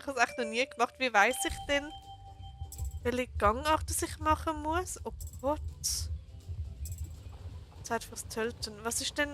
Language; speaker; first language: German; native; German